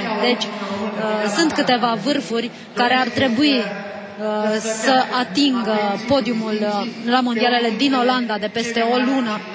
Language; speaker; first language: Romanian; native; Romanian